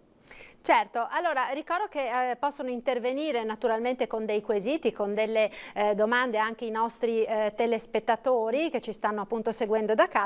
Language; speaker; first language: Italian; native; Italian